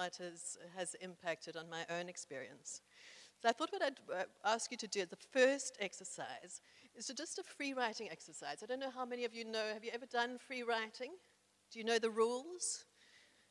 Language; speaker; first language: English; native; English